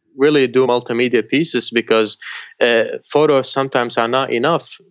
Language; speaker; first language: English; non-native, fluent; Arabic